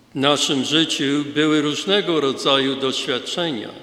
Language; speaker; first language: Polish; early bilingual, heritage; Polish